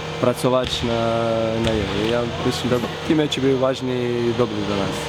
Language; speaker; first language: Polish; non-native, learner; Croatian